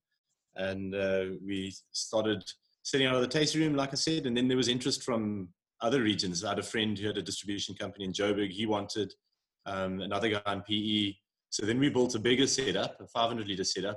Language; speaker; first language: English; native; English